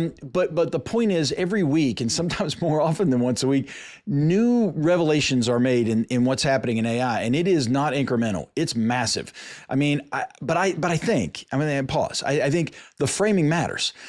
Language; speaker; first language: English; native; English